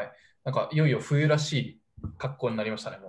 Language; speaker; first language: Japanese; native; Japanese